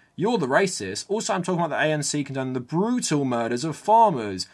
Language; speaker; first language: English; native; English